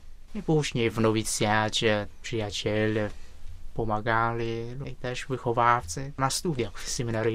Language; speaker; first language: Polish; non-native, fluent; Vietnamese